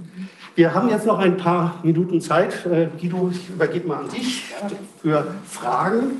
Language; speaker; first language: German; native; German